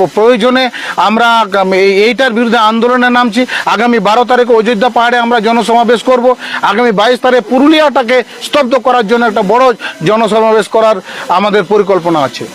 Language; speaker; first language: Bangla; non-native, local second language; Santali